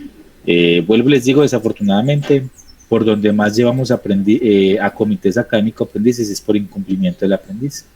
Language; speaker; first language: Spanish; native; Spanish